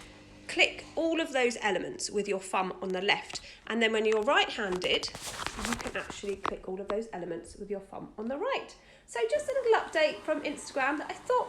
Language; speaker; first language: English; native; English